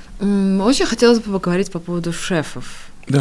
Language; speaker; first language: Russian; non-native, fluent; Georgian